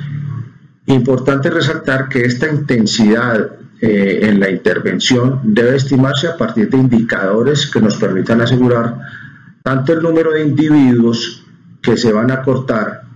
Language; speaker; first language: Spanish; native; Spanish